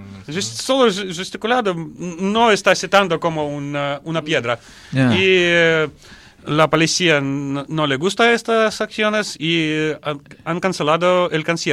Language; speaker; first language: Spanish; non-native, learner; Russian